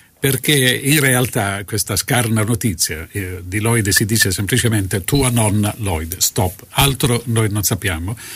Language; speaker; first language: Italian; native; Italian